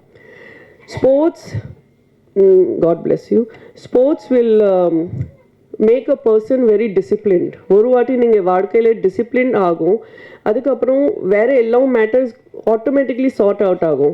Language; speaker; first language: Tamil; non-native, fluent; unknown